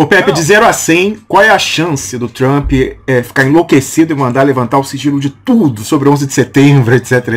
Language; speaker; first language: Portuguese; native; Portuguese